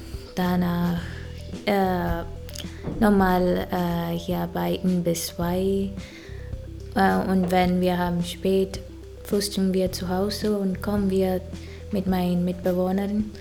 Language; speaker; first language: German; non-native, learner; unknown